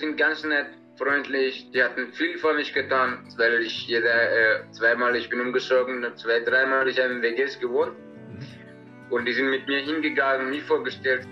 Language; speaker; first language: German; non-native, learner; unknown